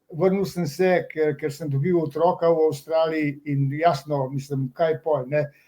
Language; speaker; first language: Slovenian; native; Slovenian